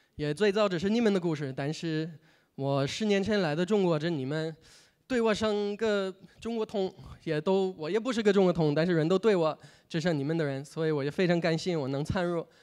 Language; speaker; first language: Chinese; non-native, fluent; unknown